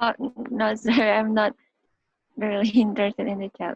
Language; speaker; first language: English; non-native, learner; Indonesian